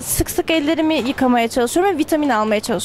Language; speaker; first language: Turkish; native; Turkish